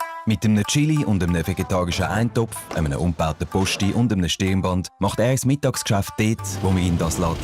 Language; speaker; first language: German; native; German